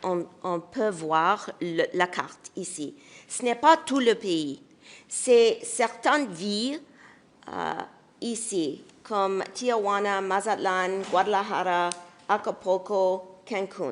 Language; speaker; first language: French; non-native, local second language; English